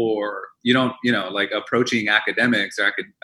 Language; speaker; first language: English; early bilingual, other home language; Spanish